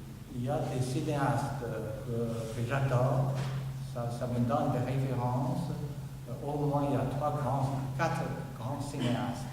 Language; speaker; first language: French; non-native, fluent; Chinese